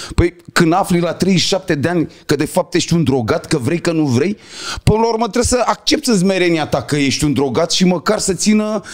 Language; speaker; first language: Romanian; native; Romanian